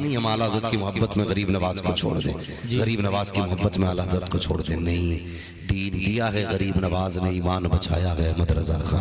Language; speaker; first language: Hindi; native; Hindi